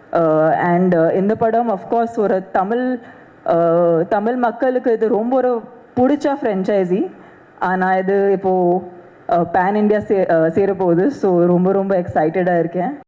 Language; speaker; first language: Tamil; non-native, learner; Hindi